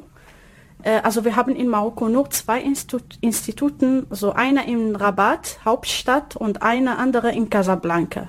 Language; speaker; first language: German; non-native, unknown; Arabic